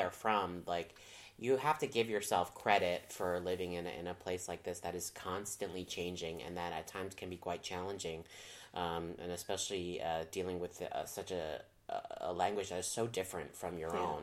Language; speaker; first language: English; native; English